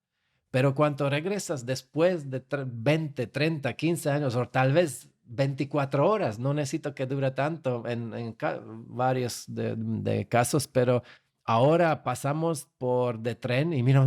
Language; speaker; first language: Spanish; non-native, fluent; Slovak